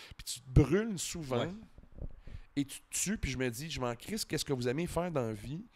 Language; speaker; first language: French; native; French